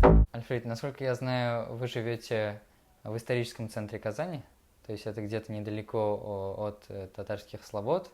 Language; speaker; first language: Russian; native; Russian